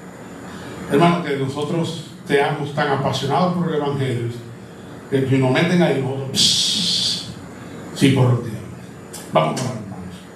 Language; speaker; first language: Spanish; native; Spanish